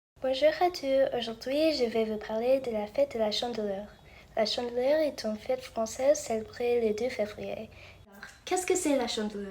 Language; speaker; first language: French; non-native, fluent; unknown